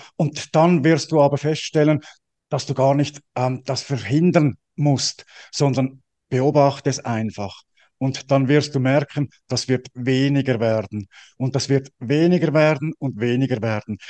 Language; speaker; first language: German; native; German